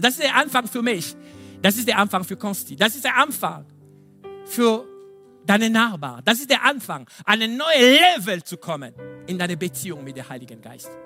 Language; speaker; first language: German; non-native, fluent; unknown